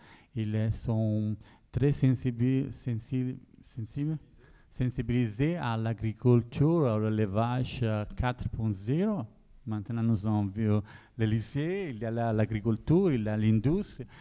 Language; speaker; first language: French; non-native, learner; Italian